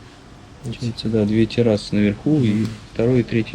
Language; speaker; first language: Russian; native; Russian